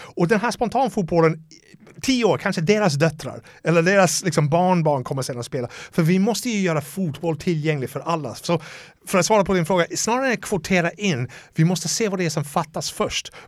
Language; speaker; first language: Swedish; non-native, fluent; English